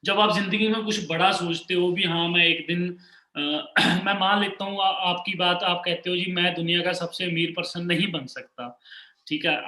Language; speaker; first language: Hindi; non-native, local second language; Punjabi